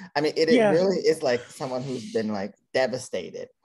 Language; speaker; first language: English; native; English